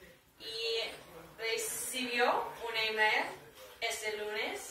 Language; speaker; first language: Spanish; non-native, learner; English